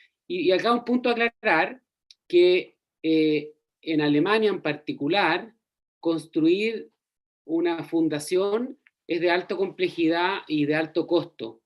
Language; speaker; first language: Spanish; native; Spanish